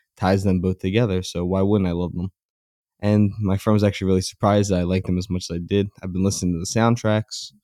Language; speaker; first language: English; native; English